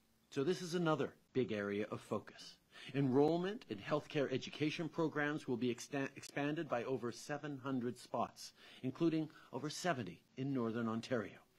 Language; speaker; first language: English; early bilingual, other home language; French